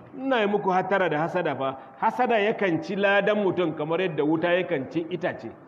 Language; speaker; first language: Hausa; non-native, local second language; Kanuri